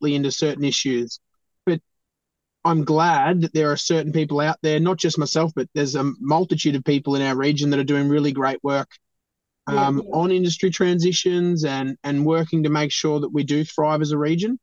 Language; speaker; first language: English; native; English